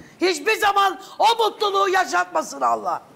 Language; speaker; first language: Turkish; native; Turkish